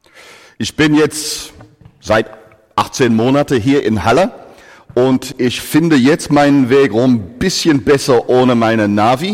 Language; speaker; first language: German; non-native, fluent; English